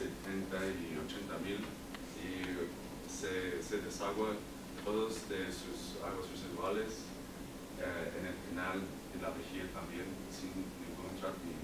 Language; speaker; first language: Spanish; non-native, learner; English